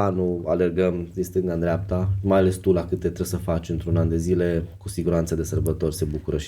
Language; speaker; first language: Romanian; native; Romanian